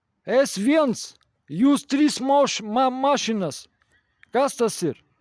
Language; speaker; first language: Latvian; non-native, local second language; Russian